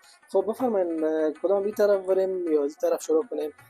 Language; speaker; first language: Persian; native; Persian